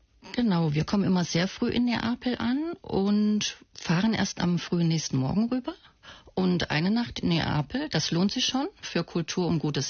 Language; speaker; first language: German; native; German